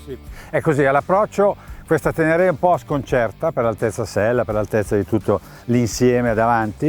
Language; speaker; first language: Italian; native; Italian